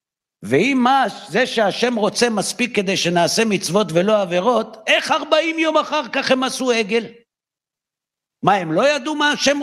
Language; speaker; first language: Hebrew; native; Hebrew